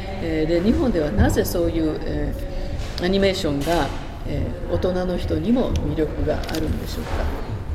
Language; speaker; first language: Japanese; native; Japanese